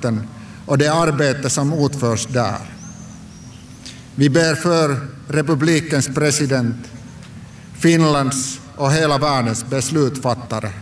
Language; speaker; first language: Swedish; non-native, local second language; Finnish